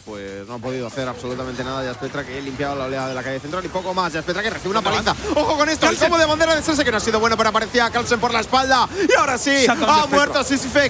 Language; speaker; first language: Spanish; native; Spanish